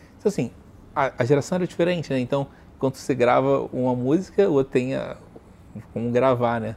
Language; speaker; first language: Portuguese; native; Portuguese